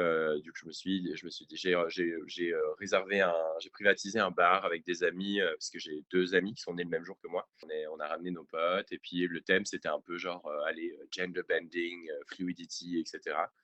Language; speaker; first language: French; native; French